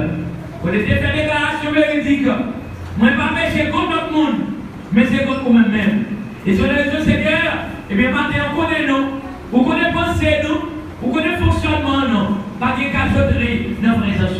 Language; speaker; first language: French; non-native, local second language; Haitian Creole